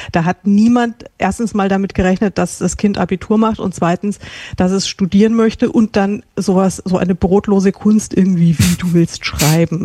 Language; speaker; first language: German; native; German